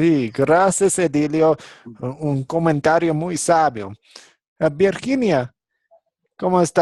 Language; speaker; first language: Spanish; non-native, fluent; English